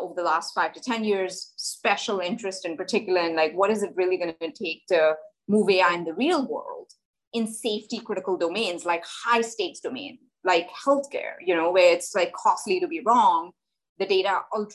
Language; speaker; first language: English; non-native, local second language; Hindi